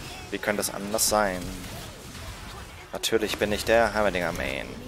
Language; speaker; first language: German; native; German